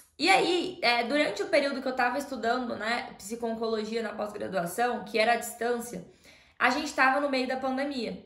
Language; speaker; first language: Portuguese; native; Portuguese